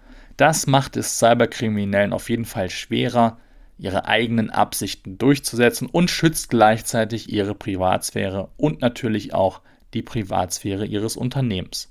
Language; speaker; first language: German; native; German